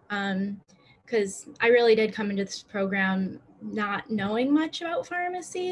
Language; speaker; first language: English; native; English